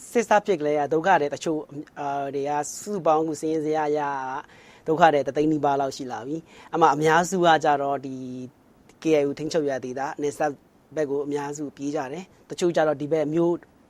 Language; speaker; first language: Burmese; non-native, local second language; Kachin